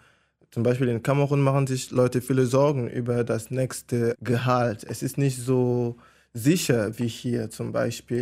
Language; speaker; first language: German; non-native, fluent; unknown